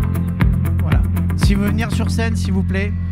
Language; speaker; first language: French; native; French